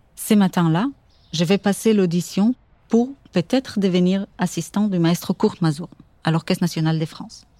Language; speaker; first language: French; non-native, fluent; Portuguese